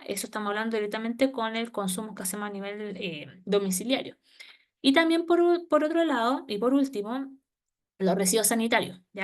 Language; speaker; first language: Spanish; native; Spanish